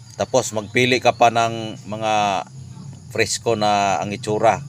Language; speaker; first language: Filipino; non-native, local second language; Cebuano